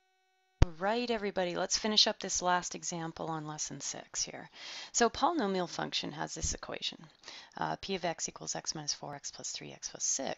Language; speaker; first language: English; native; English